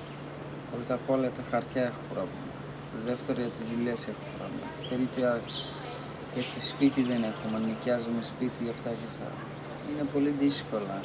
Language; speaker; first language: Greek; non-native, fluent; Persian